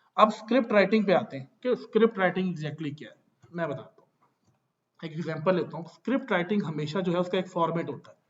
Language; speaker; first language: Urdu; non-native, local second language; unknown